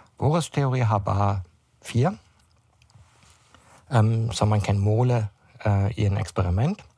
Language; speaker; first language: Danish; non-native, fluent; German